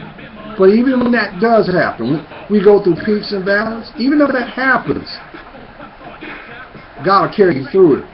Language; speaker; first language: English; native; English